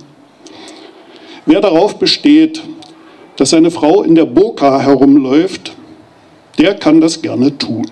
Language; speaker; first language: German; native; German